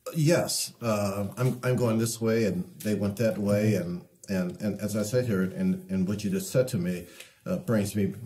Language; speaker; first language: English; native; English